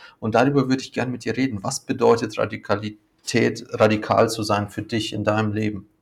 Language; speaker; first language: German; native; German